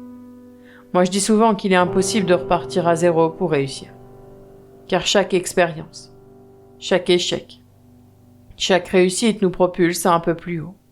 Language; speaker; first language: French; native; French